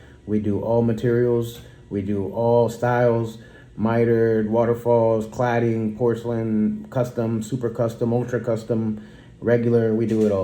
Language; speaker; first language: English; native; English